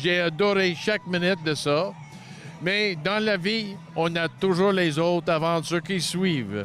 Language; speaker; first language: French; non-native, local second language; English